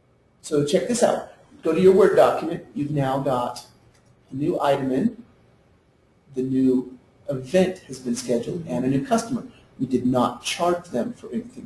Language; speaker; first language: English; native; English